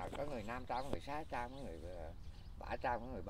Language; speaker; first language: Vietnamese; native; Vietnamese